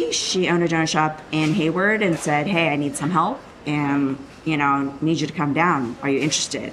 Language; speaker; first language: English; native; English